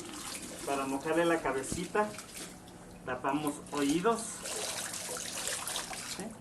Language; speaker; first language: Spanish; native; Spanish